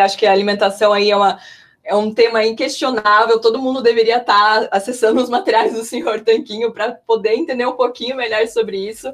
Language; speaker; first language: Portuguese; native; Portuguese